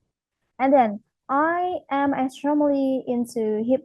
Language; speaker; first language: English; non-native, fluent; Indonesian